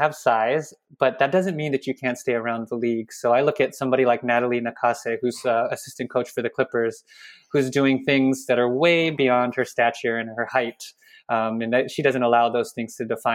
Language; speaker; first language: English; native; English